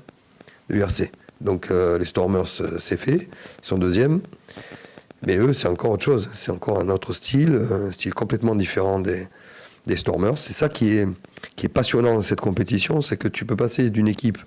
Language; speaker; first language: French; native; French